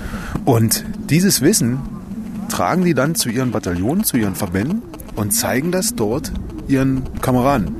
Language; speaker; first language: German; native; German